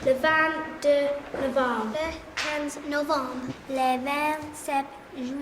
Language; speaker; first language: French; non-native, learner; English